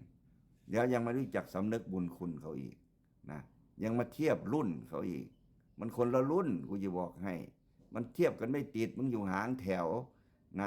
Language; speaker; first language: Thai; non-native, local second language; Lao